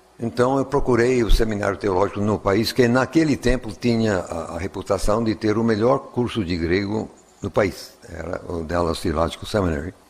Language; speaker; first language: Portuguese; non-native, fluent; English